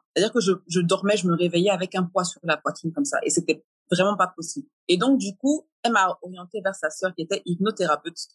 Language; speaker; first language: French; native; French